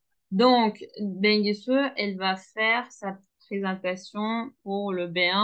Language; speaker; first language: French; non-native, fluent; Turkish